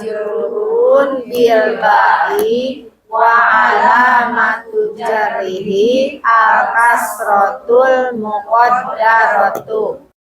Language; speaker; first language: Arabic; non-native, learner; Indonesian